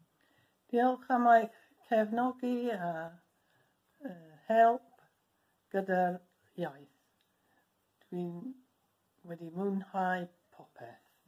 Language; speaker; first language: Welsh; non-native, learner; English